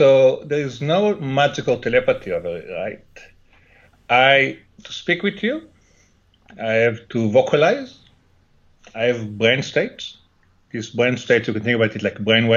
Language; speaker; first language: English; non-native, fluent; Hebrew